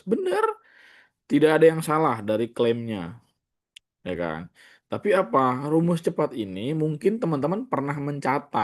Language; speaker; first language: Indonesian; native; Indonesian